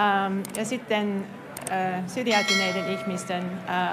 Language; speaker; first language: Finnish; non-native, fluent; English